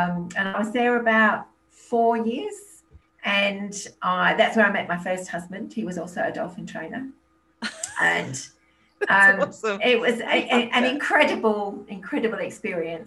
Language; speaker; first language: English; native; English